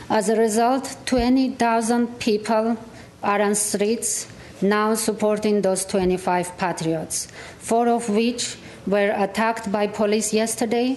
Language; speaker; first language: English; non-native, fluent; Armenian